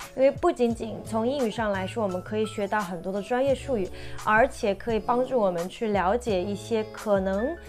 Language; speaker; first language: Chinese; native; Chinese